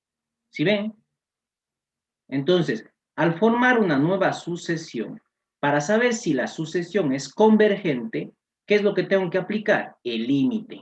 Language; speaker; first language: Spanish; native; Spanish